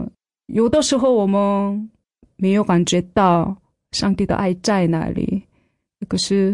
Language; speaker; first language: Chinese; non-native, fluent; Korean